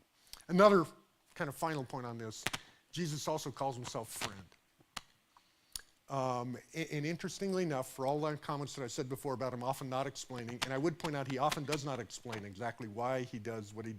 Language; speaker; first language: English; native; English